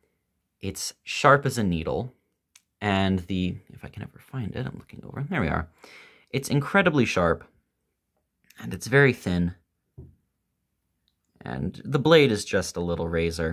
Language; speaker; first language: English; native; English